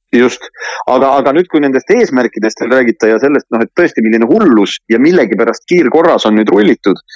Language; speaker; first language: Estonian; native; Estonian